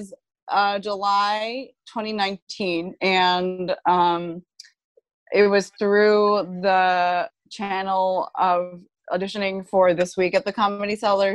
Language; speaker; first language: English; non-native, fluent; Japanese